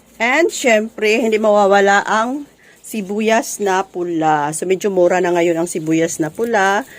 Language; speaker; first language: Filipino; native; Filipino